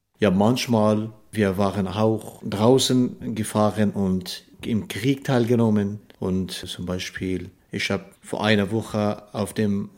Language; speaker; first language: German; non-native, learner; Persian